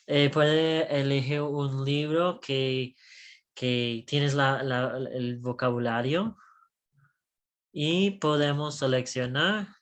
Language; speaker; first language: Spanish; non-native, learner; English